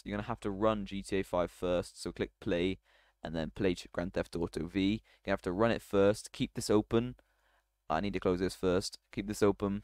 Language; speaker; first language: English; native; English